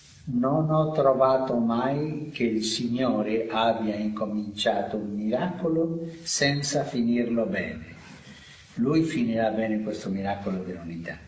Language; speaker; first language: Italian; early bilingual, heritage; Italian